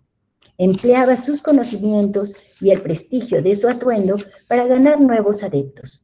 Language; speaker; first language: Spanish; native; Spanish